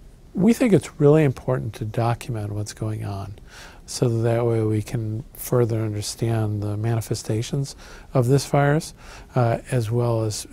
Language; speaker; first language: English; native; English